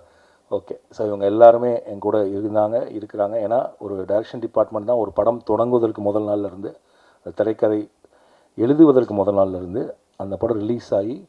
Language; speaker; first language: Tamil; native; Tamil